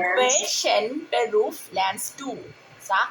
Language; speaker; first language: German; non-native, fluent; Thai